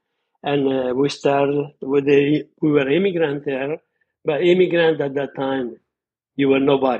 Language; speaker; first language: English; non-native, fluent; Spanish